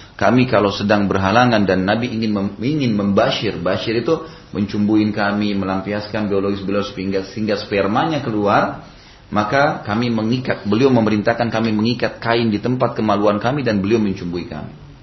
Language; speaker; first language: Indonesian; native; Indonesian